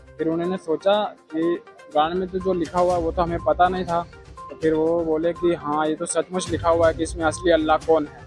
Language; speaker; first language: Hindi; native; Hindi